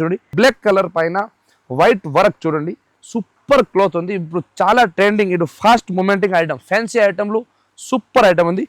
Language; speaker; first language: Telugu; non-native, local second language; Urdu